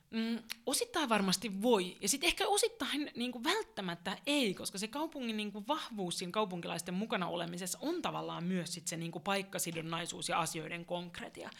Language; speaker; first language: Finnish; native; Finnish